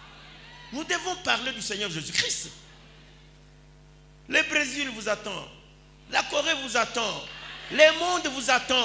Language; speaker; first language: French; non-native, local second language; Lingala